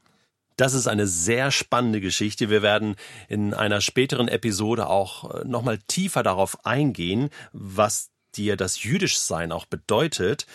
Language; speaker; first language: German; native; German